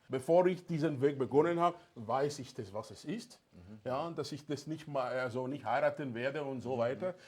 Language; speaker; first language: German; non-native, fluent; Ewe